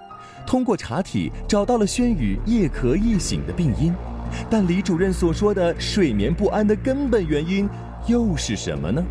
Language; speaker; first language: Chinese; native; Chinese